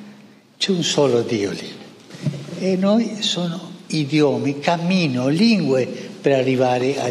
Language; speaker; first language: Italian; non-native, fluent; Spanish